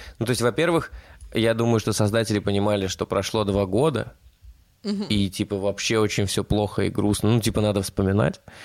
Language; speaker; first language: Russian; native; Russian